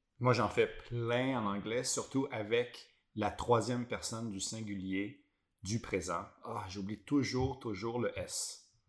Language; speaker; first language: French; native; French